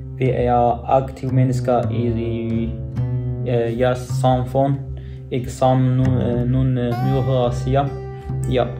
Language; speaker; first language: Danish; non-native, learner; Arabic